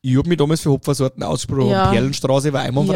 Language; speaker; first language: German; native; German